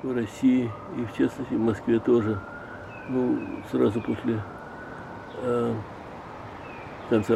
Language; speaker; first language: Russian; native; Russian